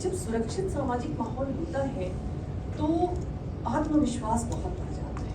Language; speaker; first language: Hindi; native; Hindi